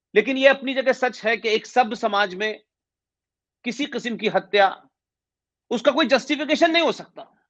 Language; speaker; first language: Hindi; native; Hindi